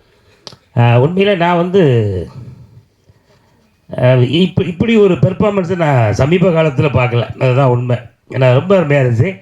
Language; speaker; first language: Tamil; native; Tamil